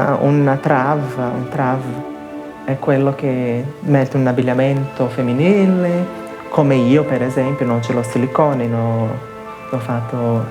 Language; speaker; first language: Italian; non-native, fluent; Portuguese